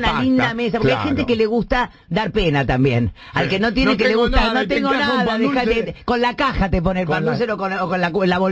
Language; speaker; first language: Spanish; native; Spanish